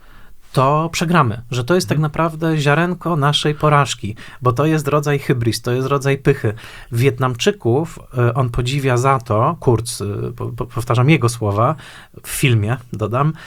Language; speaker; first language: Polish; native; Polish